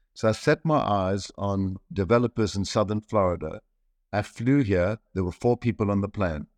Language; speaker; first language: English; native; English